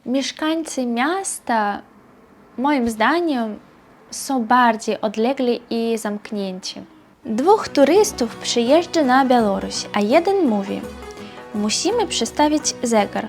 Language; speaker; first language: Polish; non-native, fluent; Belarusian